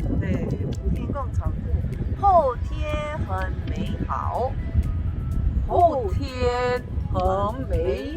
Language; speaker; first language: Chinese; non-native, fluent; Korean